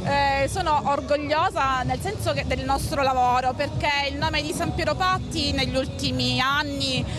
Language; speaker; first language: Italian; native; Italian